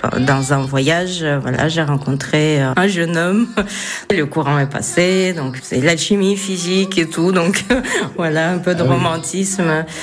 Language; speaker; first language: French; non-native, fluent; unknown